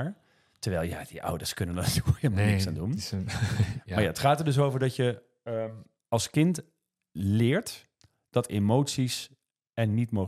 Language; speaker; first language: Dutch; native; Dutch